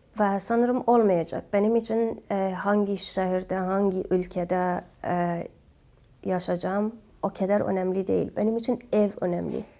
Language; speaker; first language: Turkish; non-native, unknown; Kurdish